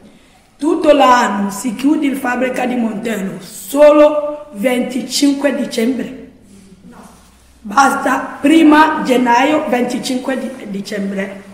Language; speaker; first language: Italian; non-native, learner; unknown